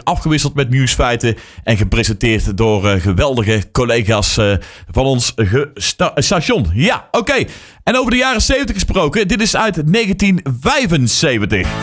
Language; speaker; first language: Dutch; native; Dutch